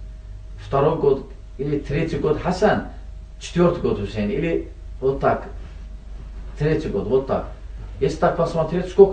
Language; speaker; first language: Russian; non-native, learner; Azerbaijani